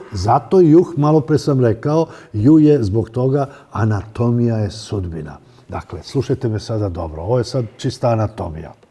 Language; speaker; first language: Serbian; native; Serbian